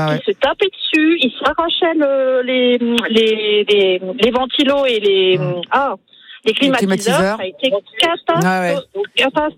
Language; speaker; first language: French; native; French